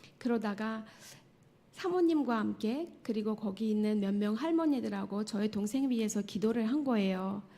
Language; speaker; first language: Korean; non-native, fluent; Tajik